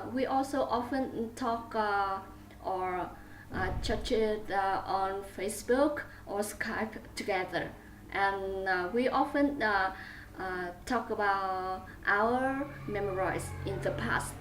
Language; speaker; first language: English; non-native, learner; Vietnamese